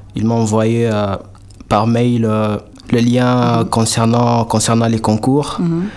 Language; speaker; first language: French; non-native, local second language; Swahili